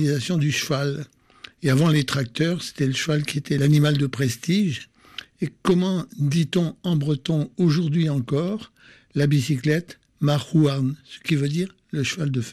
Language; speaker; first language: French; native; French